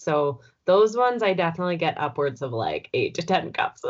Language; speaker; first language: English; native; English